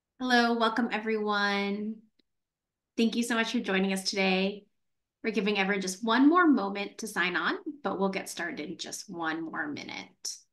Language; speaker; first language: English; native; English